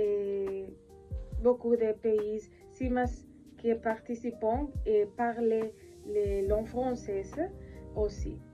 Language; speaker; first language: French; non-native, learner; Spanish